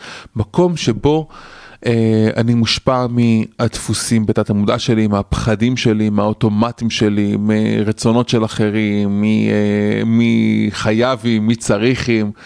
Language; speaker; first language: Hebrew; native; Hebrew